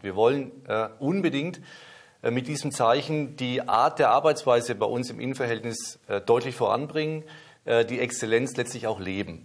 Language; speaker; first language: German; native; German